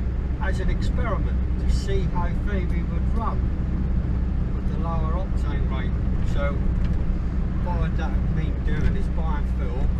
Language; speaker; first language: English; native; English